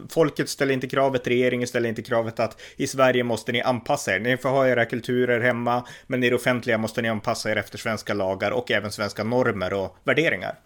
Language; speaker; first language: Swedish; native; Swedish